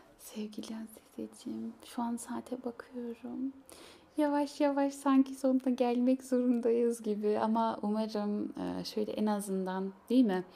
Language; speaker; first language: Turkish; early bilingual, heritage; Turkish